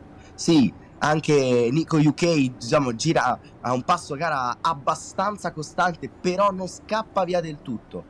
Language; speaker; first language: Italian; native; Italian